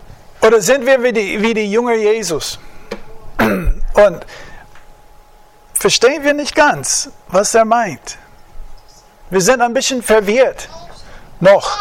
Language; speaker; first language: German; non-native, fluent; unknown